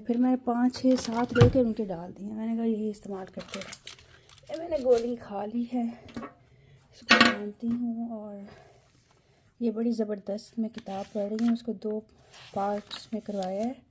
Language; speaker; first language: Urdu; non-native, local second language; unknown